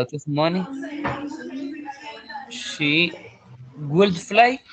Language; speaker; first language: English; non-native, learner; Spanish